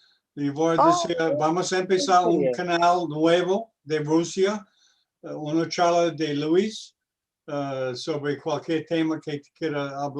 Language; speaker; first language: Spanish; non-native, learner; English